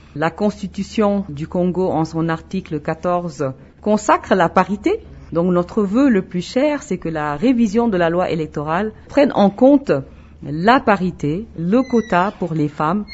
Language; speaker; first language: French; non-native, local second language; Wolof